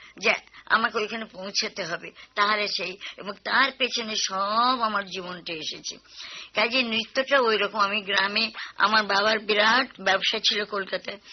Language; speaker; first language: Bangla; native; Bangla